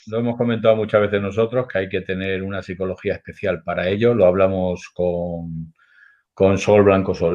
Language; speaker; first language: Spanish; native; Spanish